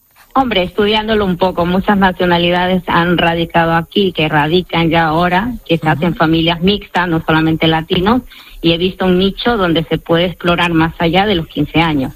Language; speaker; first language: Spanish; native; Spanish